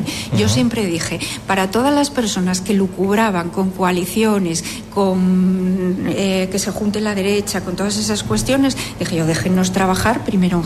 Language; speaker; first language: Spanish; native; Spanish